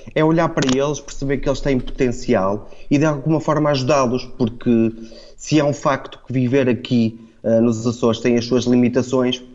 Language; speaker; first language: Portuguese; native; Portuguese